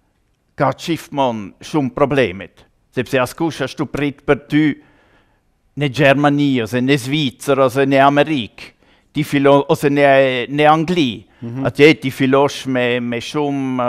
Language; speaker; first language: Albanian; non-native, learner; German